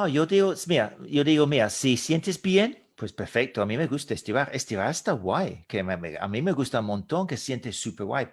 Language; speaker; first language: Spanish; non-native, fluent; English